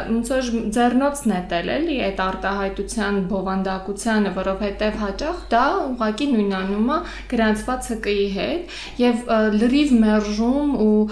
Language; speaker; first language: Armenian; native; Armenian